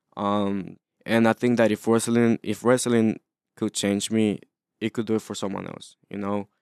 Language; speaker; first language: English; early bilingual, other home language; Spanish